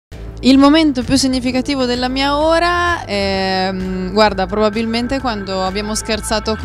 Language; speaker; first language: Italian; native; Italian